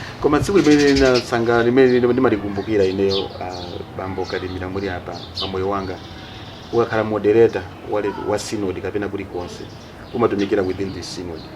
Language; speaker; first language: Nyanja; non-native, local second language; Tumbuka